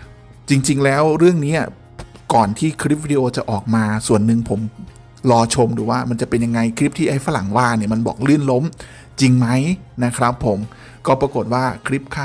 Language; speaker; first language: Thai; native; Thai